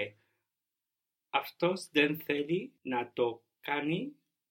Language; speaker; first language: Greek; non-native, learner; English